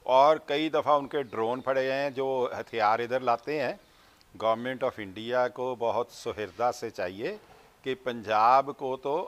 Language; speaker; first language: Hindi; non-native, local second language; Punjabi